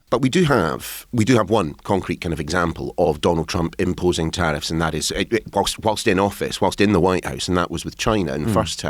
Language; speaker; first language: English; native; English